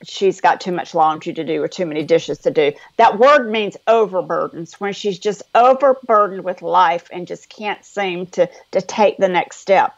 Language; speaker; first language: English; native; English